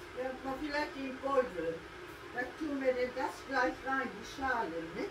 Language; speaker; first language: German; native; German